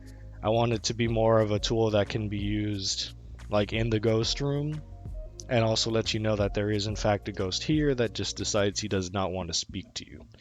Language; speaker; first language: English; native; English